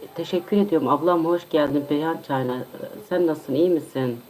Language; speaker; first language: Turkish; native; Turkish